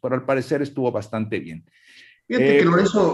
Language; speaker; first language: Spanish; native; Spanish